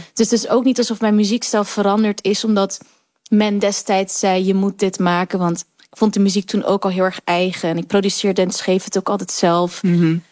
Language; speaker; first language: Dutch; early bilingual, other home language; Kurdish